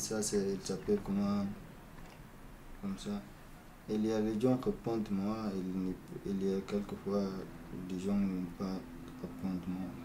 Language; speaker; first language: French; non-native, learner; Arabic